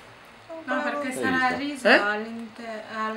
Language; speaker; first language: Italian; non-native, learner; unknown